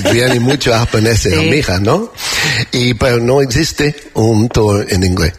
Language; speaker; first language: Spanish; non-native, learner; English